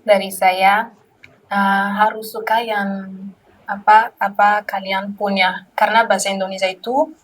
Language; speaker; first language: Indonesian; non-native, learner; Malagasy